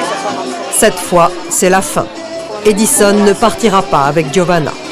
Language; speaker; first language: French; native; French